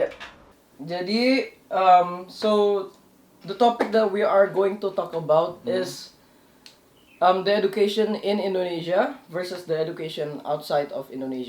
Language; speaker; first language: English; non-native, local second language; Indonesian